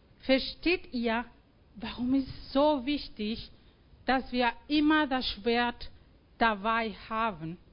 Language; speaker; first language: German; non-native, fluent; Spanish